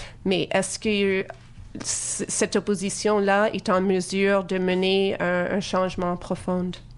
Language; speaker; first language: French; native; French